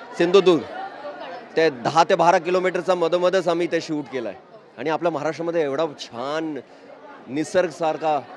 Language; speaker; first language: Marathi; non-native, local second language; Malayalam